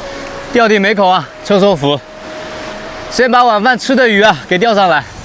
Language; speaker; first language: Chinese; native; Chinese